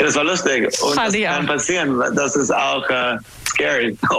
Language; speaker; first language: German; non-native, learner; English